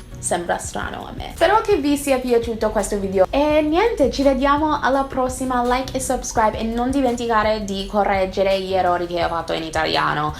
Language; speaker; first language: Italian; non-native, fluent; English